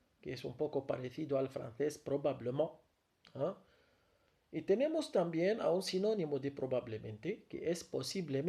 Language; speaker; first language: Spanish; non-native, fluent; Arabic